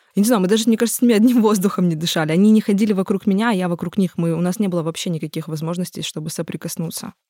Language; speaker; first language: Russian; native; Russian